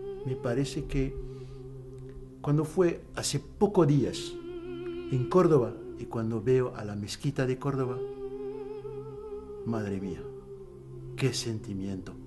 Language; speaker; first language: Spanish; non-native, learner; Arabic